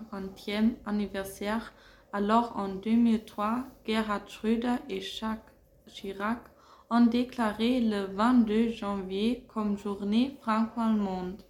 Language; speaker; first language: French; non-native, learner; German